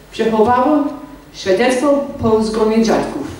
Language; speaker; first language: Polish; non-native, learner; English